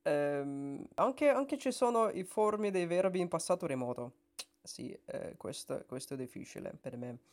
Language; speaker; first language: Italian; non-native, learner; Russian